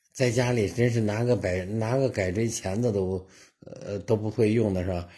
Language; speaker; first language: Chinese; native; Chinese